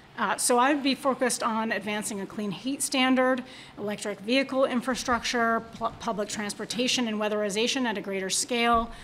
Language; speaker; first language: English; native; English